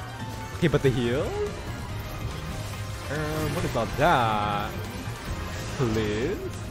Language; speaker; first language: English; native; English